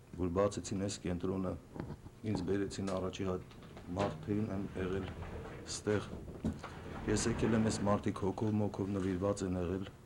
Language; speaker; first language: Armenian; native; Armenian